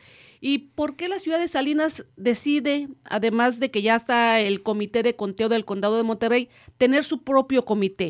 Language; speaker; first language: Spanish; native; Spanish